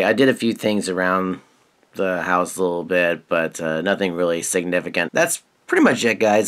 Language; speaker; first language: English; native; English